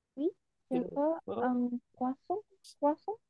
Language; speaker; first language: French; non-native, learner; Indonesian